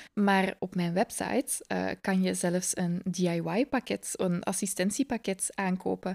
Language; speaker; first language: Dutch; native; Dutch